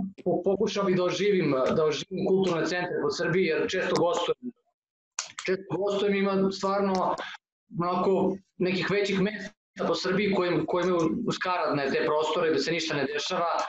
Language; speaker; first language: Serbian; native; Serbian